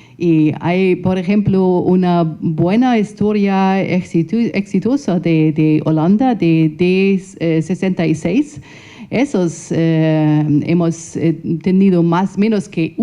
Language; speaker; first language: Spanish; non-native, fluent; German